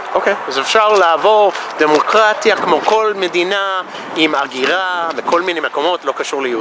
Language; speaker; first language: Hebrew; non-native, fluent; English